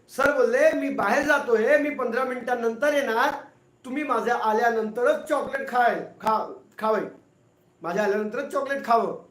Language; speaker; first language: Marathi; non-native, local second language; Hindi